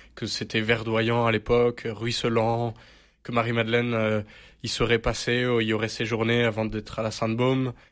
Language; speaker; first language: French; native; French